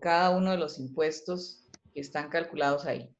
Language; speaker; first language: Spanish; native; Spanish